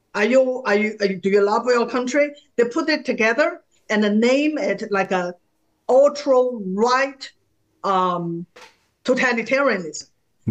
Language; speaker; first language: English; non-native, fluent; Chinese